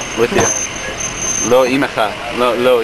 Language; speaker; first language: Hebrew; non-native, learner; English